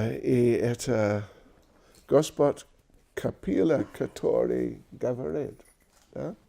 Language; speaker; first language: Russian; non-native, learner; English